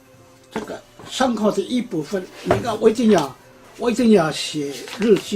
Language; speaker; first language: Chinese; non-native, local second language; Amis